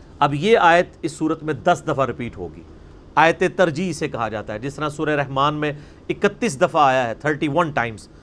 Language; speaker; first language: Urdu; non-native, local second language; Punjabi